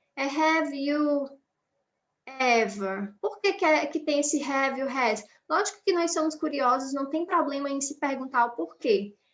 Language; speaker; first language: Portuguese; native; Portuguese